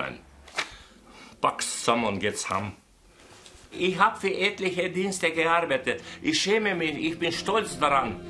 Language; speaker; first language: German; non-native, learner; Croatian